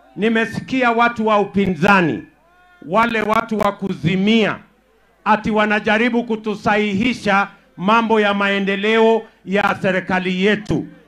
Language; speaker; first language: Swahili; non-native, local second language; Kalenjin